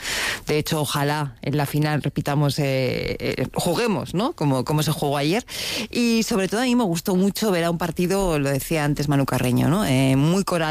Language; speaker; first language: Spanish; native; Spanish